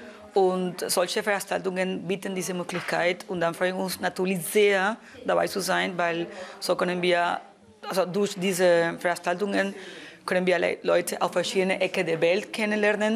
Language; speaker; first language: German; non-native, fluent; Spanish